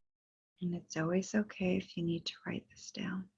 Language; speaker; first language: English; native; English